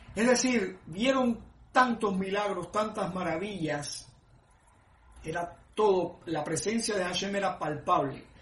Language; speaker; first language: Spanish; native; Spanish